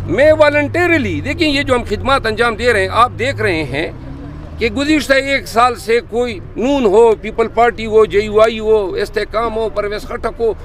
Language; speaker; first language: Urdu; non-native, local second language; Pashto